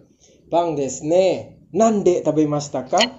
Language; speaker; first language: Japanese; non-native, learner; Indonesian